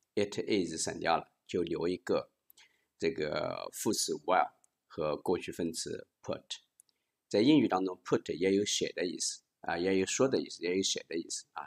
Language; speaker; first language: Chinese; native; Chinese